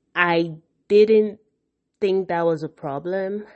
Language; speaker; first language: English; non-native, local second language; Yoruba